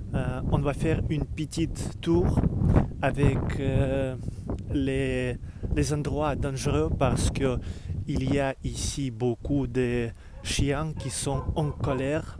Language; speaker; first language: French; non-native, learner; Russian